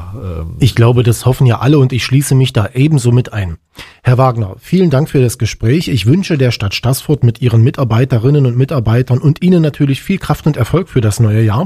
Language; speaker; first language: German; native; German